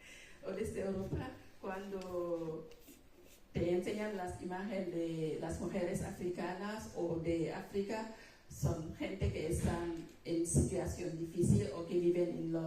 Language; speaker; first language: Spanish; non-native, fluent; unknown